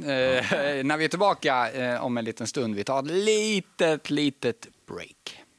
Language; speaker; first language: Swedish; native; Swedish